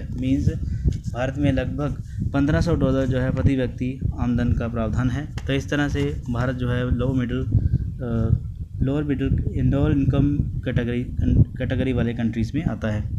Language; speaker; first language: Hindi; native; Hindi